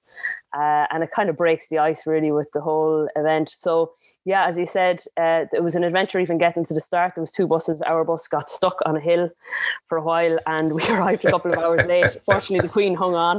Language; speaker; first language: English; native; English